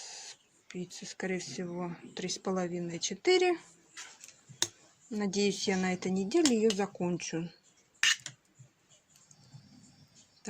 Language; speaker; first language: Russian; native; Russian